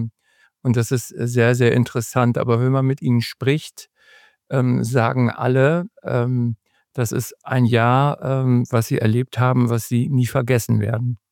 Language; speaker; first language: German; native; German